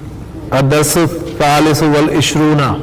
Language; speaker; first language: Arabic; non-native, learner; Urdu